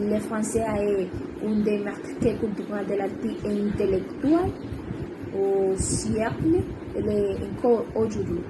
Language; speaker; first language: French; non-native, learner; Spanish